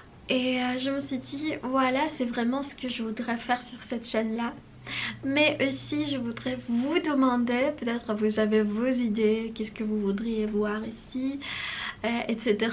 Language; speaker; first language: French; non-native, fluent; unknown